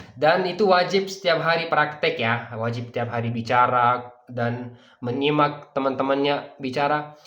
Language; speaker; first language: Indonesian; non-native, fluent; Persian